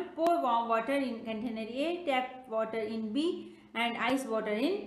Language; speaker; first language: English; non-native, local second language; Kannada